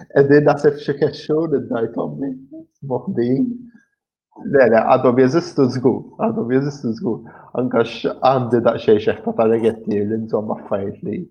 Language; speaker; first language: Maltese; early bilingual, heritage; Maltese